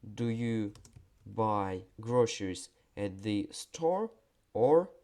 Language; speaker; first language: English; non-native, fluent; Ukrainian